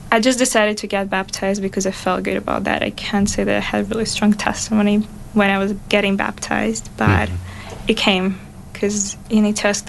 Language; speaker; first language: English; non-native, fluent; Russian